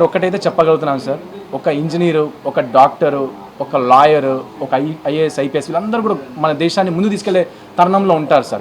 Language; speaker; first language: Telugu; native; Telugu